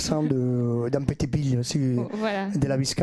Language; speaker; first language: French; non-native, fluent; Basque